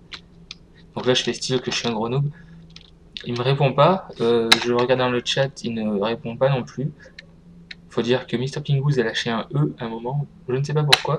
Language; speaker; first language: French; native; French